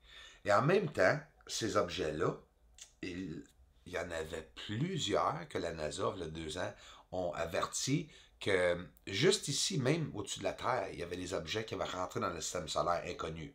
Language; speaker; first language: French; native; French